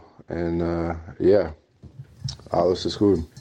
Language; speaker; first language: Dutch; non-native, learner; English